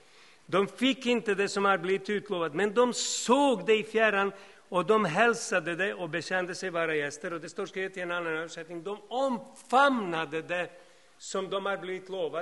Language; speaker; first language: Swedish; non-native, fluent; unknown